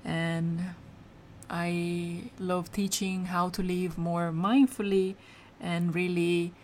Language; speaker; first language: English; non-native, fluent; Italian